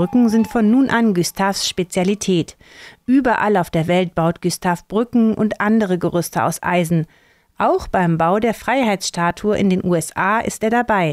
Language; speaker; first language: German; native; German